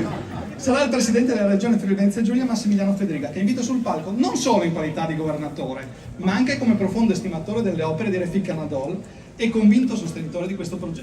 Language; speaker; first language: Italian; native; Italian